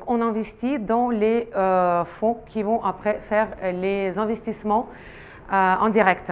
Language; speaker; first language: French; non-native, fluent; Russian